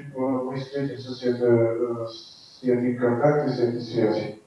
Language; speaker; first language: Russian; non-native, learner; Bulgarian